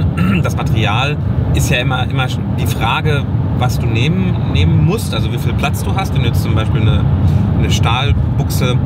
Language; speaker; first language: German; native; German